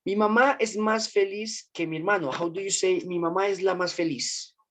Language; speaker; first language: Spanish; native; Spanish